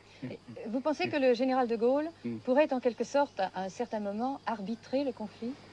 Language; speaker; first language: French; native; French